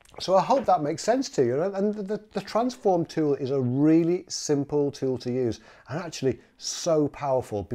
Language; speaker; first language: English; native; English